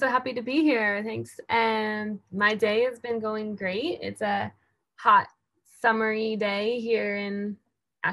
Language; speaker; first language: English; native; English